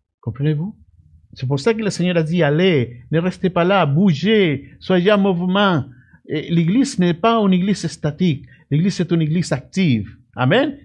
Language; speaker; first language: French; non-native, fluent; Spanish